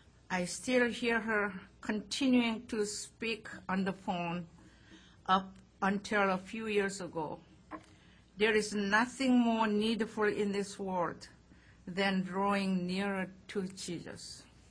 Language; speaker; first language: English; non-native, fluent; Korean